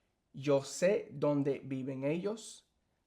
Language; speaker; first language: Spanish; early bilingual, heritage; English